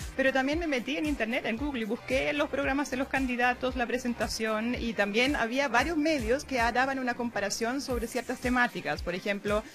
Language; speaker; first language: Spanish; non-native, fluent; German